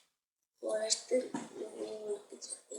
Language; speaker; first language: Basque; non-native, local second language; Spanish